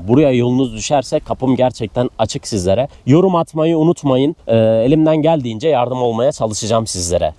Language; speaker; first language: Turkish; native; Turkish